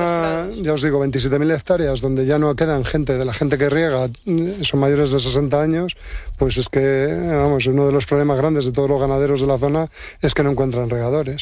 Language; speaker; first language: Spanish; native; Spanish